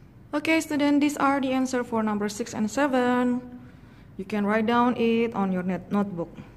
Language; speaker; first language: English; non-native, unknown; Indonesian